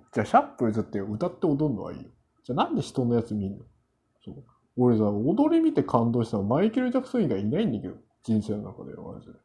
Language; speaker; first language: Japanese; non-native, fluent; Korean